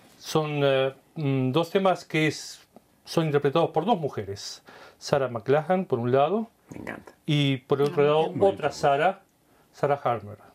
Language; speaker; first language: Spanish; native; Spanish